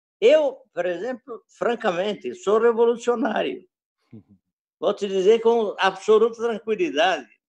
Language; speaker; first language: Portuguese; early bilingual, other home language; Italian